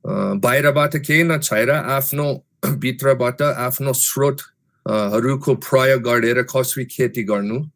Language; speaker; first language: Nepali; non-native, fluent; English